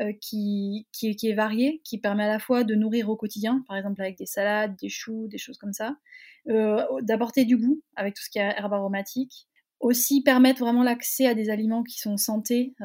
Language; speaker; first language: French; native; French